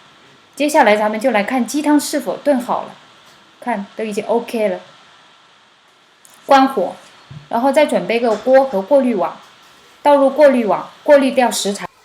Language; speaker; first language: Chinese; native; Chinese